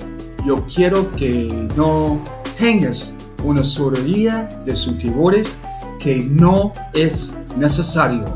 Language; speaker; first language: Spanish; non-native, learner; English